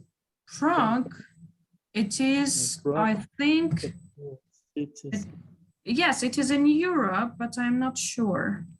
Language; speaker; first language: English; non-native, fluent; Kyrgyz